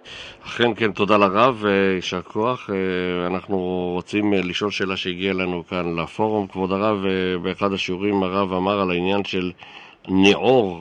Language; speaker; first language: Hebrew; native; Hebrew